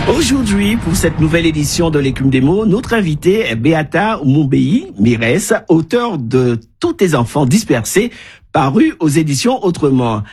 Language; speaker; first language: French; native; French